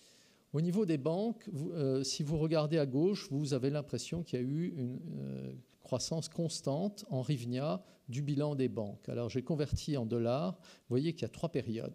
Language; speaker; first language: French; native; French